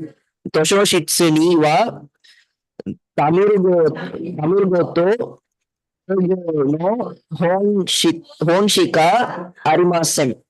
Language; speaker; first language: Japanese; non-native, learner; Tamil